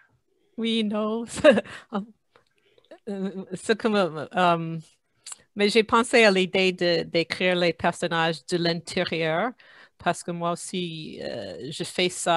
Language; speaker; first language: French; non-native, fluent; English